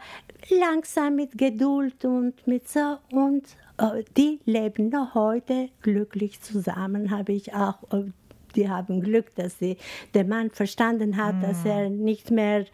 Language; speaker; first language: German; non-native, fluent; Albanian